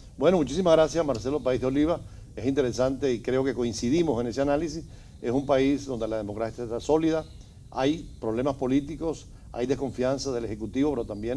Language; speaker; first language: Spanish; native; Spanish